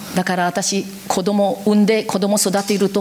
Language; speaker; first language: Japanese; non-native, learner; Korean